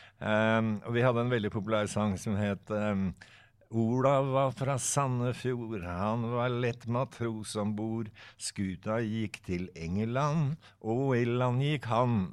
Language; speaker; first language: Norwegian; native; Norwegian